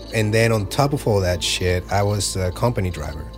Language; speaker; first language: English; early bilingual, other home language; Spanish